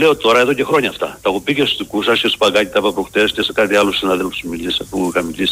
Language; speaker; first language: Greek; native; Greek